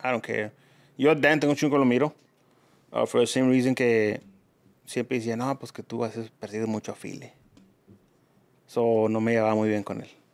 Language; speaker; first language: Spanish; early bilingual, heritage; Spanish